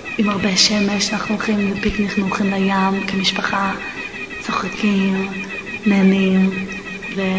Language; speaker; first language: Hebrew; early bilingual, heritage; Hebrew